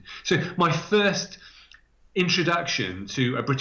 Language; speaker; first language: English; native; English